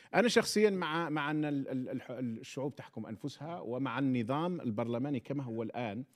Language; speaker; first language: Arabic; native; Arabic